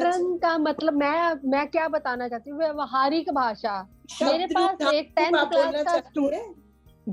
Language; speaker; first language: Hindi; native; Hindi